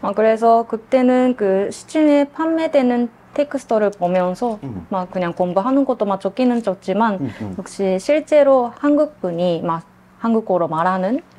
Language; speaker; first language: Korean; non-native, fluent; Japanese